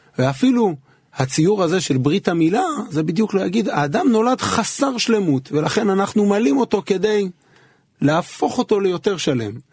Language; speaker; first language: Hebrew; native; Hebrew